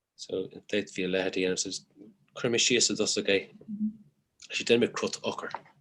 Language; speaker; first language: Irish; native; Irish